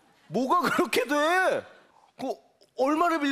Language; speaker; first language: Korean; native; Korean